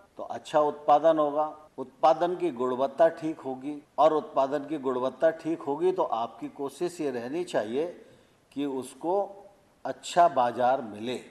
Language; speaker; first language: Hindi; native; Hindi